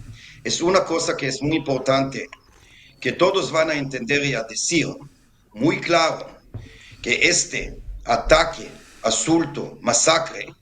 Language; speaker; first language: Spanish; non-native, fluent; Hebrew